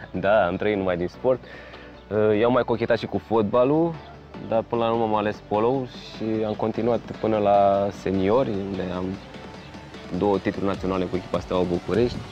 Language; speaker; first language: Romanian; native; Romanian